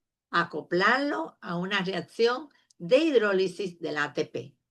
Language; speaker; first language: Spanish; native; Spanish